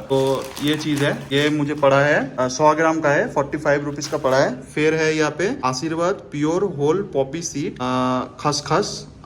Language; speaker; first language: Hindi; non-native, local second language; Bangla